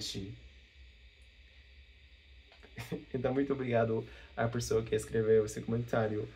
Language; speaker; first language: Portuguese; non-native, fluent; English